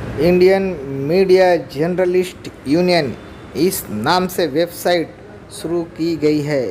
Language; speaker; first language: Hindi; non-native, local second language; Marathi